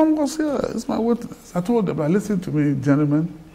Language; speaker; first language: English; non-native, local second language; Ga